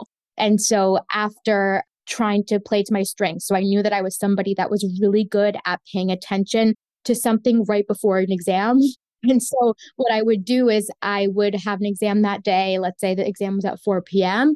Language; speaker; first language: English; early bilingual, other home language; Spanish